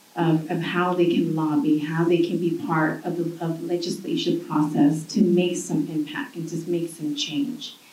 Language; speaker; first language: English; early bilingual, other home language; Spanish